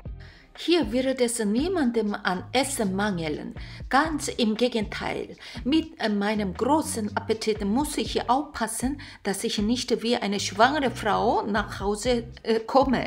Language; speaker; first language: German; non-native, fluent; Korean